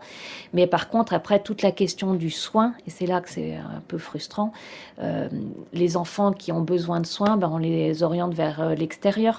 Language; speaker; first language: French; native; French